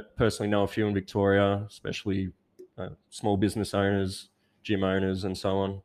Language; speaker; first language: English; native; English